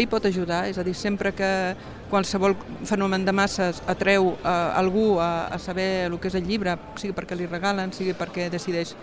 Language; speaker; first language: Catalan; native; Catalan